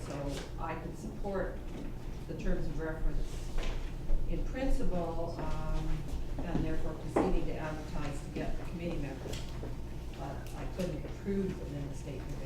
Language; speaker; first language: English; native; English